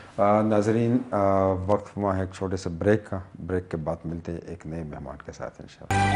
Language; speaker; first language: Urdu; non-native, local second language; Pashto